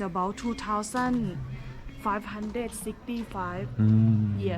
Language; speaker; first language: English; non-native, learner; Thai